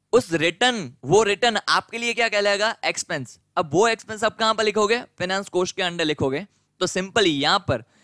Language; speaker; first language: Hindi; non-native, local second language; Gujarati